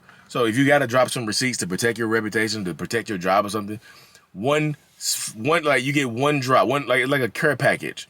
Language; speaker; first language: English; native; English